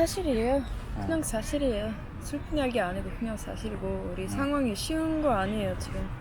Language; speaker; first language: Korean; non-native, fluent; Swedish